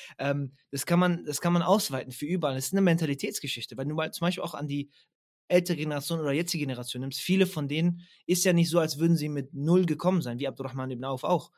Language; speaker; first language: German; early bilingual, other home language; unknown